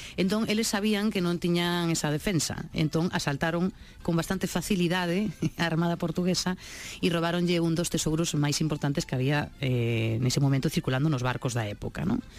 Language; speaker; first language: Galician; non-native, local second language; Spanish